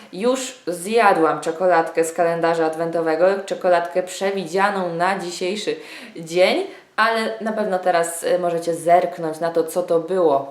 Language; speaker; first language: Polish; native; Polish